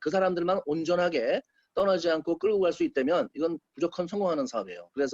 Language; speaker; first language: Korean; native; Korean